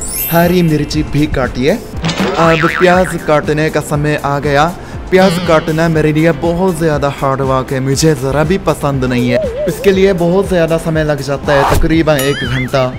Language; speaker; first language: Hindi; non-native, fluent; Japanese